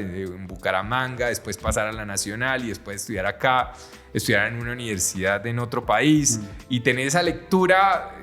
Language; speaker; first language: Spanish; native; Spanish